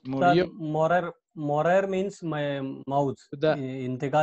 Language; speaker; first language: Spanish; non-native, learner; Hindi